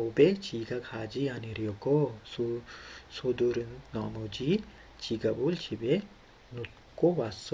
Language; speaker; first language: Korean; non-native, fluent; Urdu